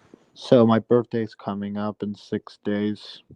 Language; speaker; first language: English; native; English